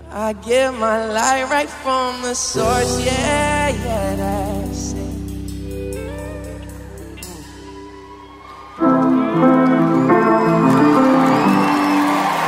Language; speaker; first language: English; native; English